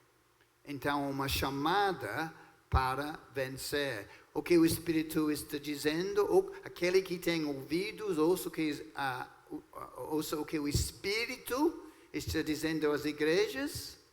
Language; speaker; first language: Portuguese; non-native, fluent; English